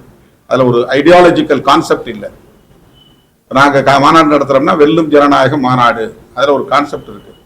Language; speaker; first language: Tamil; native; Tamil